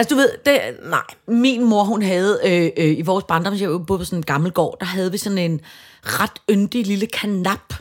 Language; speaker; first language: Danish; native; Danish